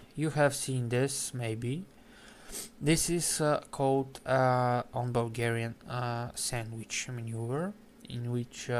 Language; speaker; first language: English; non-native, fluent; Bulgarian